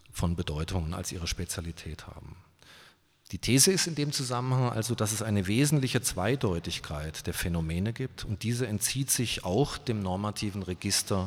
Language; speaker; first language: German; native; German